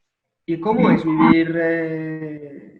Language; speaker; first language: Spanish; native; Spanish